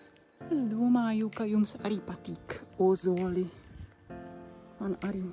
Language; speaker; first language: Latvian; non-native, fluent; Czech